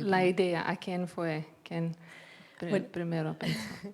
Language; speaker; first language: Spanish; non-native, learner; Lithuanian